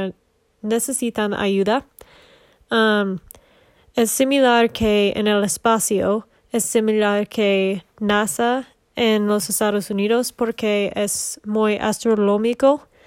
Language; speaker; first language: Spanish; non-native, learner; English